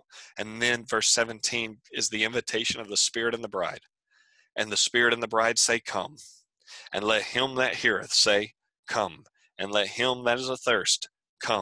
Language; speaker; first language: English; native; English